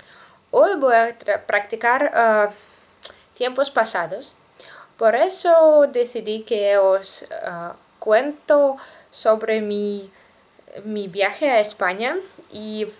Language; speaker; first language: Spanish; non-native, learner; Russian